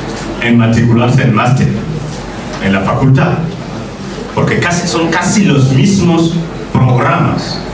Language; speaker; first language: Spanish; non-native, fluent; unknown